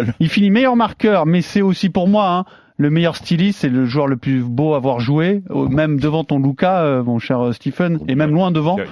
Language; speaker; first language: French; native; French